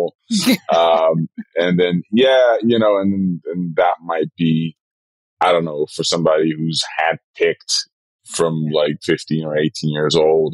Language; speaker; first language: English; non-native, fluent; Dutch